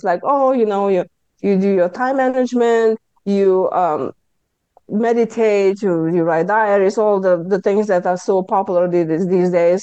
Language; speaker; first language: English; non-native, fluent; Lithuanian